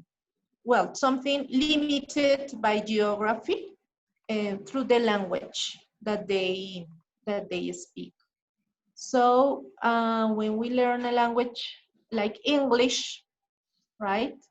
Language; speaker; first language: English; non-native, fluent; Spanish